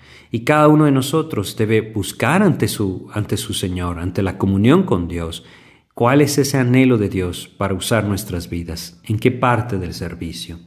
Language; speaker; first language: Spanish; native; Spanish